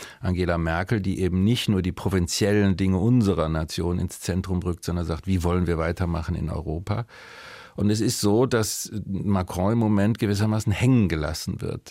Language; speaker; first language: German; native; German